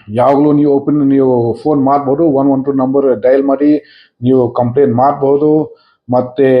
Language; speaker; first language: Kannada; non-native, fluent; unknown